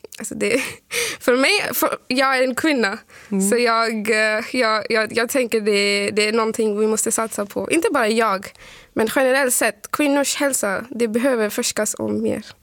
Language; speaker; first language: Swedish; non-native, fluent; Urdu